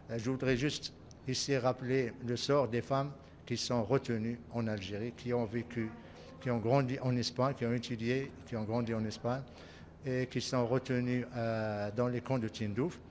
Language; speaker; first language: French; non-native, local second language; Arabic